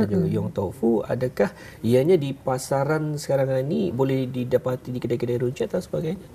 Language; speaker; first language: Malay; native; Malay